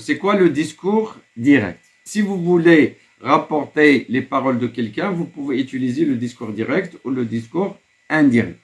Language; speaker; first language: French; non-native, local second language; Arabic